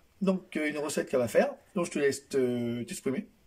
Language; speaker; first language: French; native; French